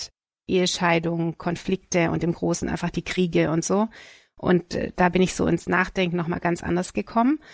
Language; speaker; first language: German; native; German